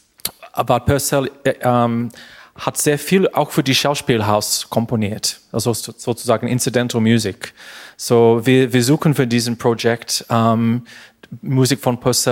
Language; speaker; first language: German; non-native, learner; English